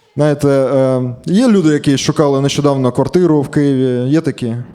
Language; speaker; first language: Ukrainian; native; Ukrainian